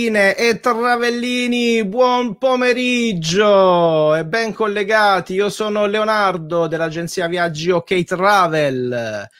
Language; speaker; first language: Italian; native; Italian